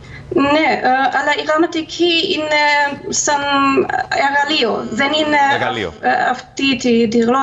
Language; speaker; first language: Greek; non-native, fluent; German